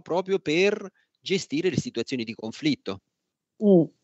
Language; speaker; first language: Italian; native; Italian